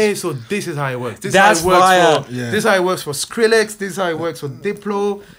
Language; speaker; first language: English; non-native, fluent; French